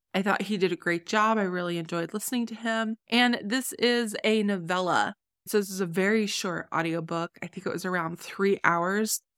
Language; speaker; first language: English; native; English